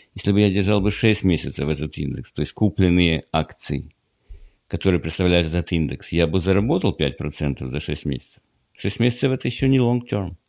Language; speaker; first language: Russian; native; Russian